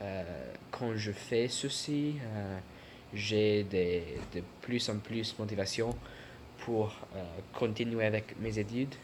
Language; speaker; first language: French; non-native, learner; English